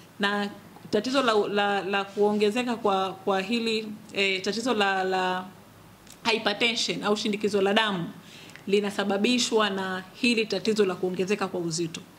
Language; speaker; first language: Swahili; native; Swahili